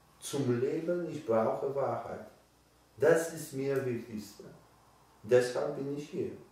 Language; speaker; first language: German; non-native, learner; Polish